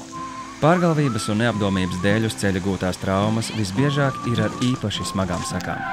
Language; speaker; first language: Latvian; native; Latvian